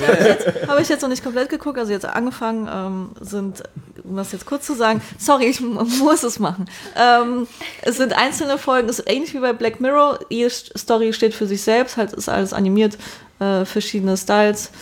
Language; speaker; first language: German; native; German